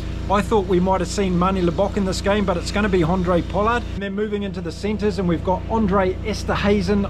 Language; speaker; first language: English; native; English